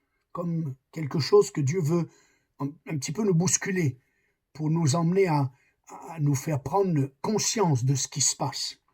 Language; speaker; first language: French; native; French